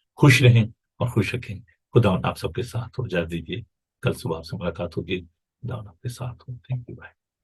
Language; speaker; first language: Urdu; native; Urdu